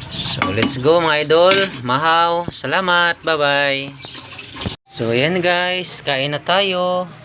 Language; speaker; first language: Filipino; non-native, local second language; Cebuano